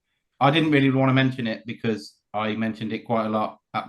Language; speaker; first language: English; native; English